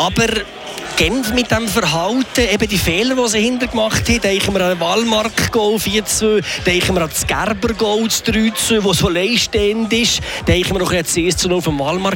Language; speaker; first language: German; native; German